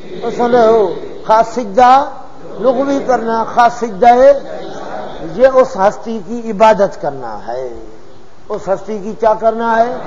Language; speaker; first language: Urdu; non-native, local second language; Punjabi